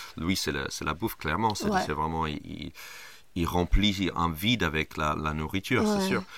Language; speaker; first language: French; non-native, fluent; English